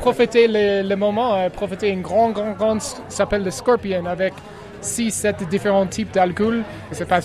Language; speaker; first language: French; non-native, fluent; English